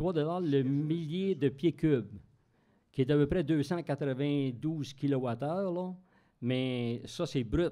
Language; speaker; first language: French; native; French